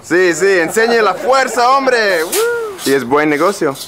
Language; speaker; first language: Spanish; non-native, fluent; English